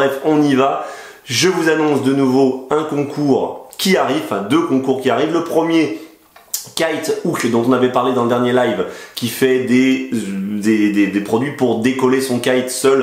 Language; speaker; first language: French; native; French